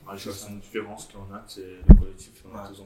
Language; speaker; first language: French; non-native, learner; Portuguese